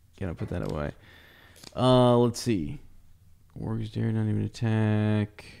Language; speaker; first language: English; native; English